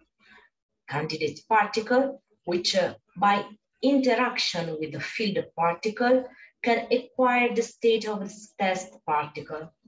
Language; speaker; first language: English; non-native, fluent; Italian